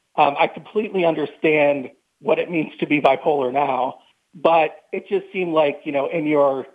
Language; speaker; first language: English; native; English